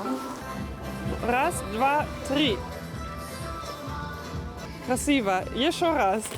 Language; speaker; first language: Russian; non-native, learner; German